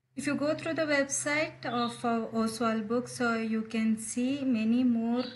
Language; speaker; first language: English; non-native, local second language; Kannada